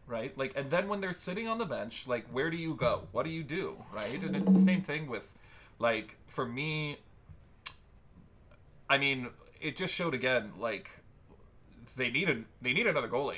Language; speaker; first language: English; native; English